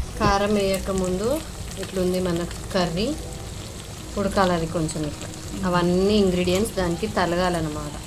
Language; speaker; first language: Telugu; non-native, local second language; Marathi